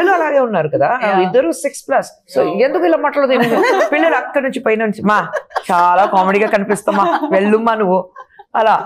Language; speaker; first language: Telugu; non-native, learner; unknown